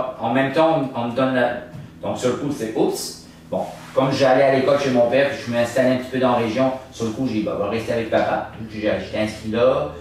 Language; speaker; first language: French; native; French